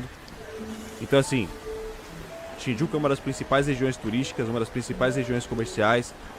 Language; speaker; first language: Portuguese; native; Portuguese